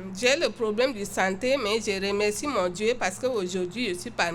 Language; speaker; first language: French; non-native, local second language; Sango